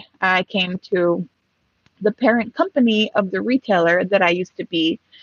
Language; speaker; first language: English; early bilingual, other home language; Spanish